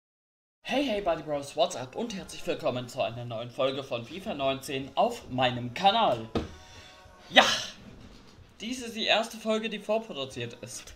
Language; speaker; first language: German; native; German